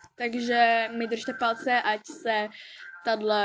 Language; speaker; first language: Czech; early bilingual, other home language; English